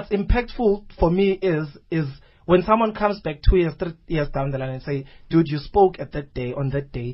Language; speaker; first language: English; non-native, local second language; Zulu